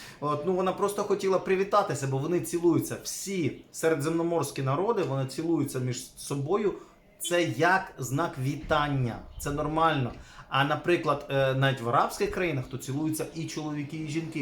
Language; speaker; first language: Ukrainian; native; Ukrainian